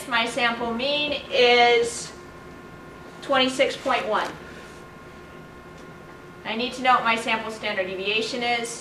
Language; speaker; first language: English; native; English